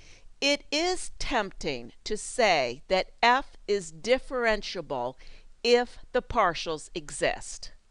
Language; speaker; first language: English; native; English